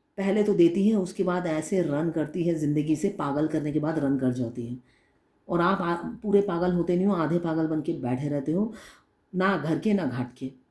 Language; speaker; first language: Hindi; non-native, local second language; Bangla